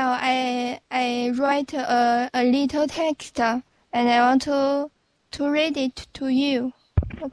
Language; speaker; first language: English; non-native, learner; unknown